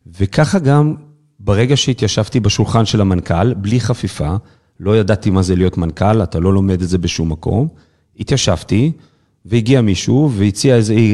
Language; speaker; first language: Hebrew; native; Hebrew